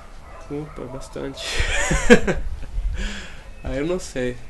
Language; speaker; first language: Portuguese; non-native, fluent; German